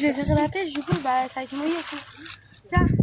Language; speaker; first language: French; native; French